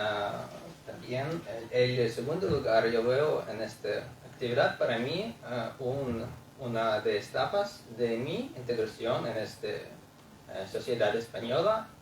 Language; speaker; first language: Spanish; non-native, fluent; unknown